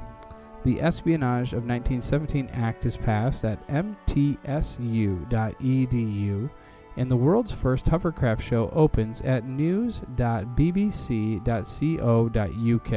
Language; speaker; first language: English; native; English